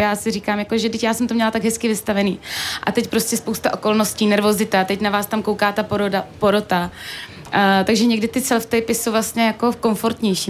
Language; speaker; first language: Czech; native; Czech